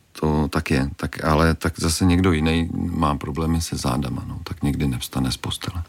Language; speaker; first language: Czech; native; Czech